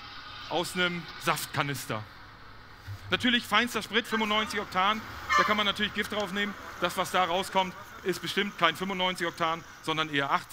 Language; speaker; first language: German; native; German